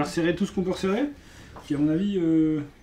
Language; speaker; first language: French; native; French